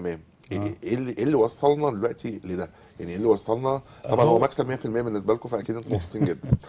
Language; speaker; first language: Arabic; native; Arabic